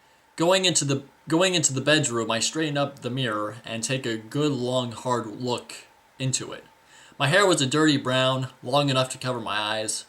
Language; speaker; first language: English; native; English